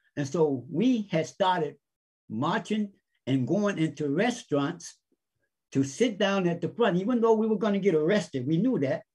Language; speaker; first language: English; native; English